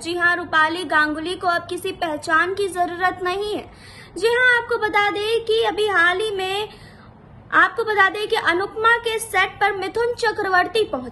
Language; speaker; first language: Hindi; native; Hindi